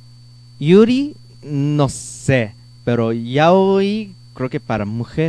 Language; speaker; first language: Spanish; non-native, learner; Japanese